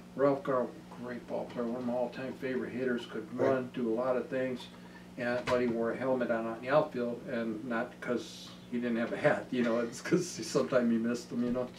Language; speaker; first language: English; native; English